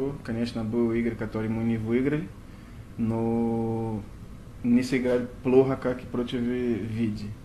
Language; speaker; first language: Russian; non-native, learner; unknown